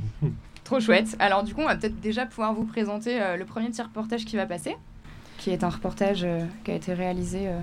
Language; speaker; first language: French; native; French